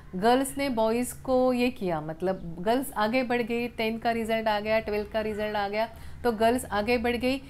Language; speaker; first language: Hindi; non-native, local second language; Marathi